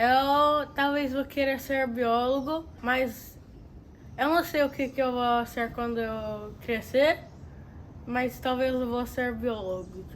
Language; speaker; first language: Portuguese; early bilingual, other home language; English